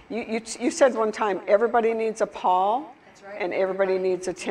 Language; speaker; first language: English; native; English